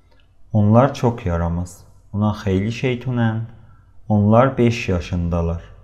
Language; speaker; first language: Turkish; non-native, fluent; Persian